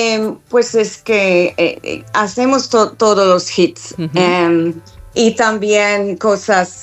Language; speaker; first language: Spanish; non-native, learner; English